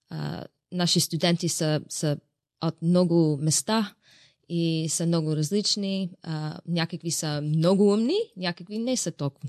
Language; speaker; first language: Bulgarian; non-native, learner; English